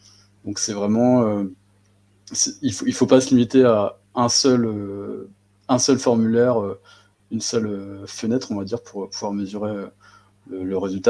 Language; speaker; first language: French; native; French